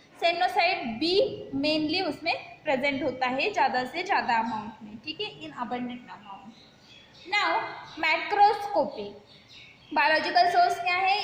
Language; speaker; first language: Hindi; non-native, local second language; Marathi